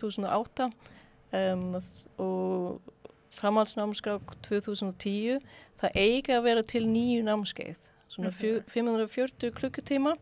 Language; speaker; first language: Icelandic; non-native, fluent; Swedish